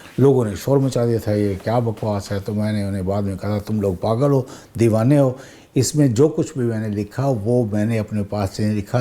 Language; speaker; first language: Urdu; non-native, local second language; Saraiki